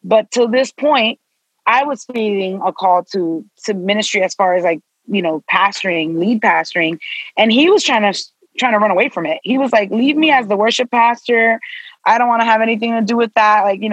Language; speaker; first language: English; native; English